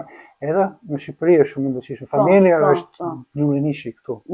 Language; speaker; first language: Albanian; non-native, learner; English